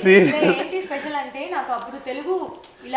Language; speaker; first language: Telugu; non-native, learner; Tamil